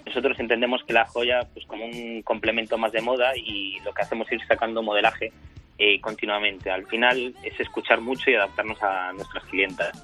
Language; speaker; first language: Spanish; native; Spanish